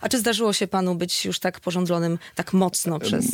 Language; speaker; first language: Polish; native; Polish